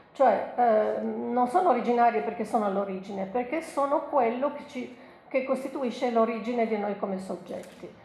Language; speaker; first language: Italian; native; Italian